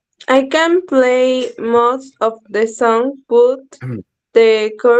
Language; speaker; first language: English; non-native, learner; Spanish